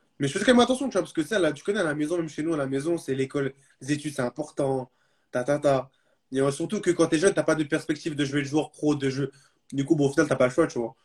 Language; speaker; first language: French; early bilingual, other home language; Arabic